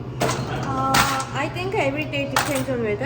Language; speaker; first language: English; non-native, learner; Korean